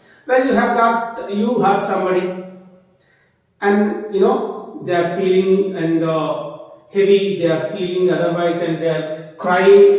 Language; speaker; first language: English; non-native, local second language; Telugu